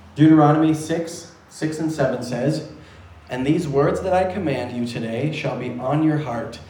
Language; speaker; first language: English; native; English